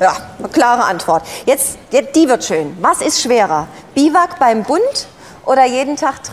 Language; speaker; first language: German; native; German